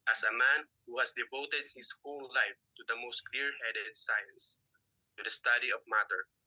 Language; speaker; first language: English; non-native, local second language; Filipino